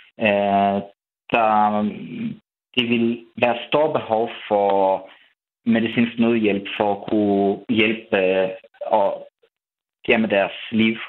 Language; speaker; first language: Danish; non-native, fluent; Ukrainian